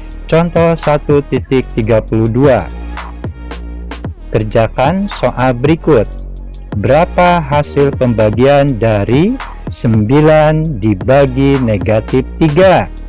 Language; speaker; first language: Indonesian; native; Indonesian